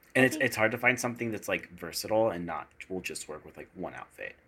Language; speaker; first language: English; native; English